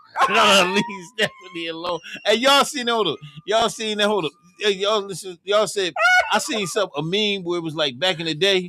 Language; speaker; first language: English; native; English